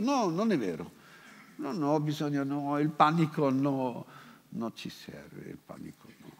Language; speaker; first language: Italian; non-native, fluent; German